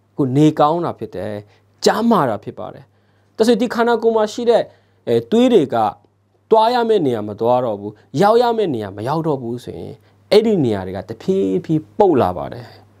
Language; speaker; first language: Burmese; non-native, local second language; S'gaw Karen